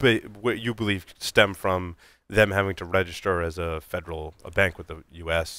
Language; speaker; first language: English; native; English